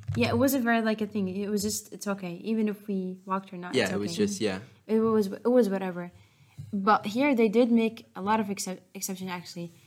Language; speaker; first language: English; non-native, fluent; Arabic